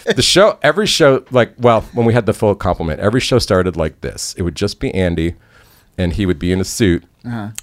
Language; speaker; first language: English; native; English